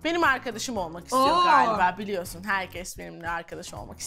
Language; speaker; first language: Turkish; native; Turkish